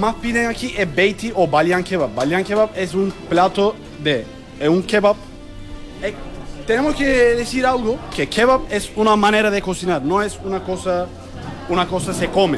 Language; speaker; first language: Spanish; non-native, learner; Turkish